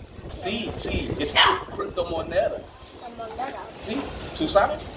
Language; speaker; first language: Spanish; non-native, learner; English